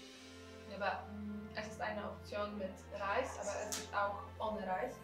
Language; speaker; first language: German; non-native, learner; Polish